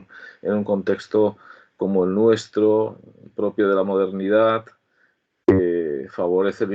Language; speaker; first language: Spanish; native; Spanish